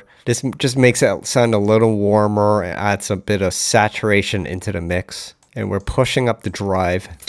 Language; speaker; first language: English; native; English